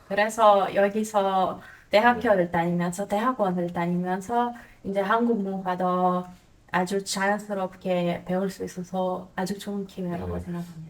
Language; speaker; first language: Korean; non-native, fluent; Croatian